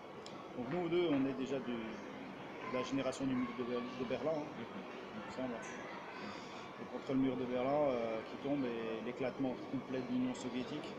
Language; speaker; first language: French; native; French